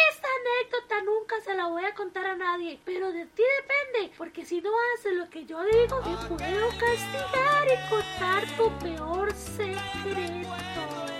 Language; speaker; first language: Spanish; native; Spanish